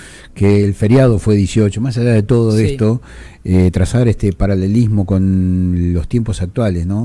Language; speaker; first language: Spanish; native; Spanish